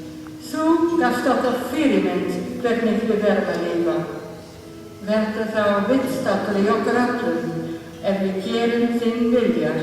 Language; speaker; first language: Icelandic; non-native, learner; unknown